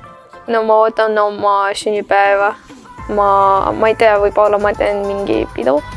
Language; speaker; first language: Estonian; non-native, local second language; Russian